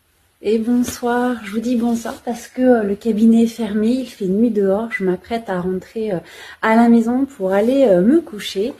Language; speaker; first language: French; native; French